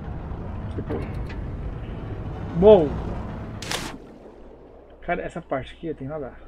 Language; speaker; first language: Portuguese; native; Portuguese